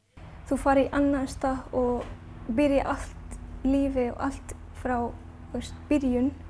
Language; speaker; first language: Icelandic; non-native, learner; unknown